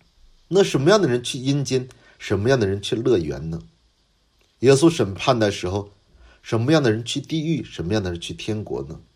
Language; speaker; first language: Chinese; non-native, fluent; Korean